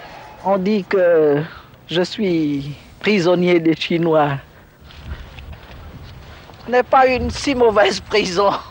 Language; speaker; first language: French; non-native, local second language; Khmer